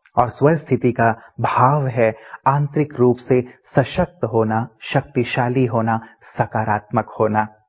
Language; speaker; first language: Hindi; native; Hindi